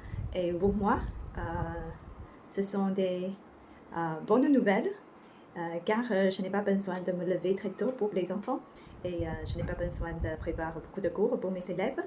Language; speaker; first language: French; non-native, learner; Chinese